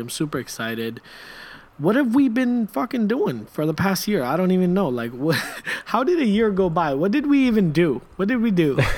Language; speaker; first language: English; native; English